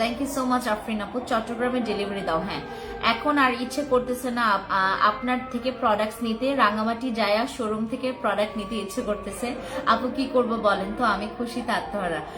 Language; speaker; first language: Bangla; non-native, local second language; Khasi